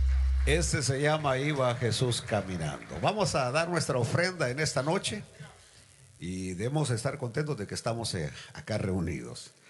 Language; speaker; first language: Spanish; native; Spanish